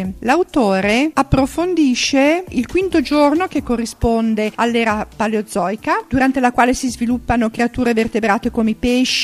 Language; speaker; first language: Italian; native; Italian